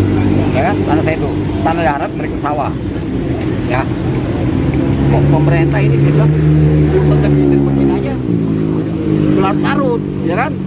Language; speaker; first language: Indonesian; native; Indonesian